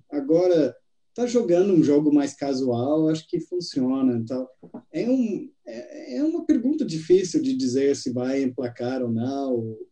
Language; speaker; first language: Portuguese; non-native, fluent; English